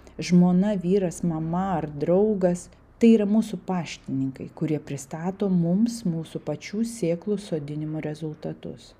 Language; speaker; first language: Lithuanian; non-native, local second language; Russian